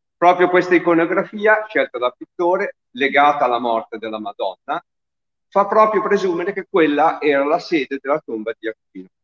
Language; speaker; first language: Italian; native; Italian